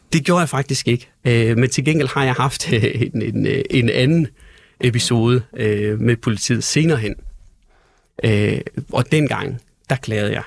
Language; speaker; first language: Danish; early bilingual, other home language; Persian